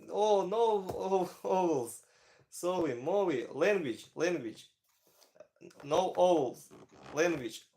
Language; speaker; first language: English; non-native, learner; Ukrainian